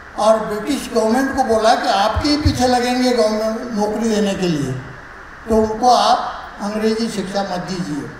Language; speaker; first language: Hindi; non-native, local second language; Marathi